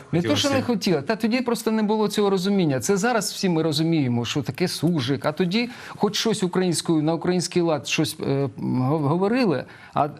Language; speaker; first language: Ukrainian; non-native, local second language; Russian